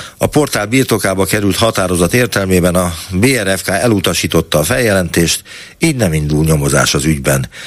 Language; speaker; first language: Hungarian; native; Hungarian